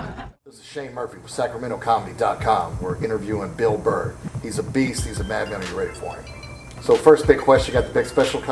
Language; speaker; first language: English; native; English